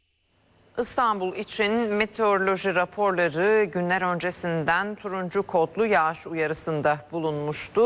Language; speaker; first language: Turkish; native; Turkish